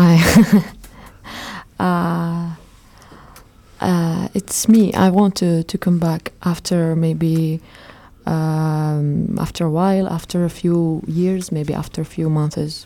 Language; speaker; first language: English; non-native, fluent; Arabic